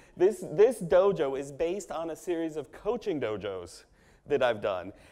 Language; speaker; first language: English; native; English